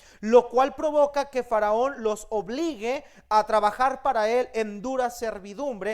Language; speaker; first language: Spanish; native; Spanish